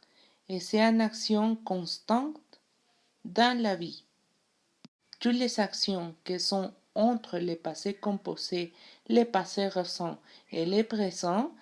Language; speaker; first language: French; non-native, learner; Spanish